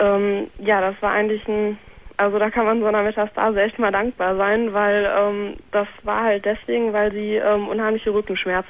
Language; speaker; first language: German; native; German